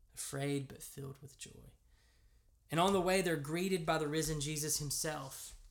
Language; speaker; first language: English; native; English